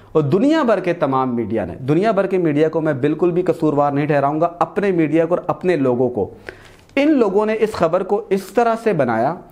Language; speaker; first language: Urdu; native; Urdu